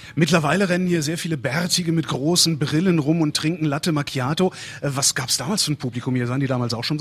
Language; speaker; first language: German; native; German